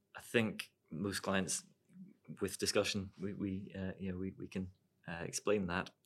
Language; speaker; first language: English; native; English